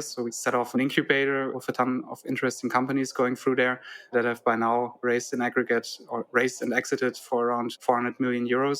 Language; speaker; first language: English; non-native, fluent; German